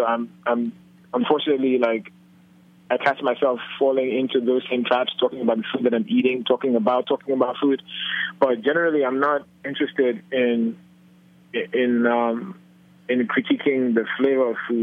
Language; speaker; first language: English; non-native, local second language; Yoruba